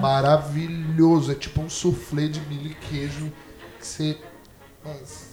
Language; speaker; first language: Portuguese; native; Portuguese